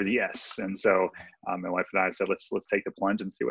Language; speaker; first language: English; native; English